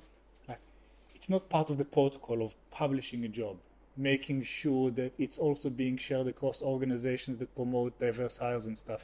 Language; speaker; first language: English; non-native, fluent; Hebrew